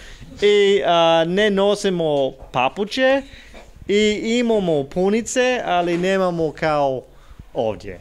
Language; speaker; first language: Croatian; non-native, learner; English